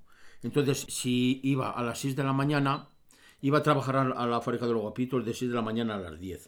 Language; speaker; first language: Spanish; native; Spanish